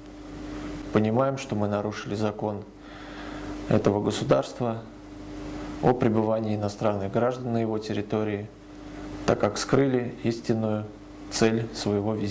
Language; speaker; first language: Russian; native; Russian